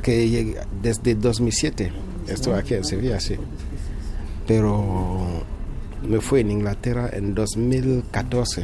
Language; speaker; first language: Spanish; non-native, fluent; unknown